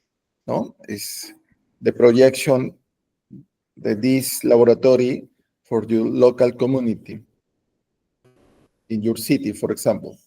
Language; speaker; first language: English; non-native, learner; Spanish